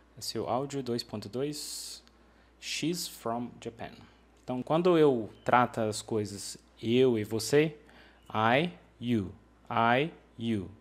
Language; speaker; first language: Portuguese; native; Portuguese